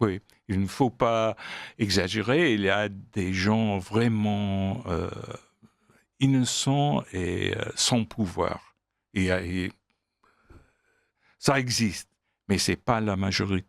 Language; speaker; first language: French; non-native, fluent; English